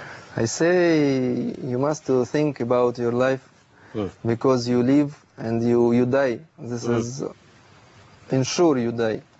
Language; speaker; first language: English; non-native, learner; Russian